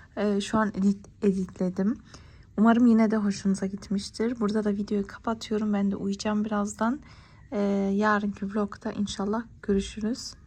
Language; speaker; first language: Turkish; early bilingual, heritage; Turkish